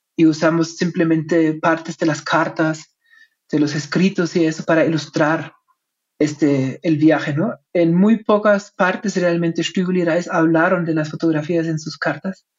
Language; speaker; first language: Spanish; non-native, fluent; German